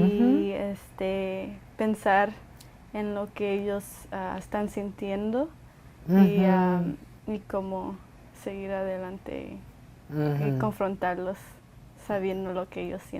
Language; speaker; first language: Spanish; early bilingual, other home language; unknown